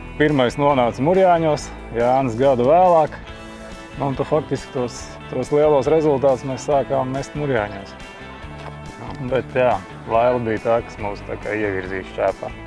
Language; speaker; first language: Latvian; native; Latvian